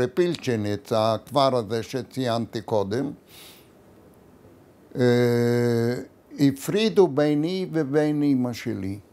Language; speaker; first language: Hebrew; non-native, fluent; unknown